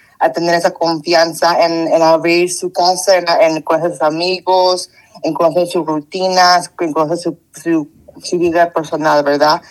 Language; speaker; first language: Spanish; early bilingual, heritage; Spanish